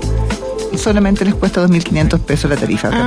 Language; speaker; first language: Spanish; native; Spanish